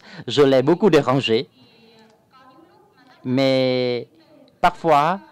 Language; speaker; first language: French; non-native, fluent; Vietnamese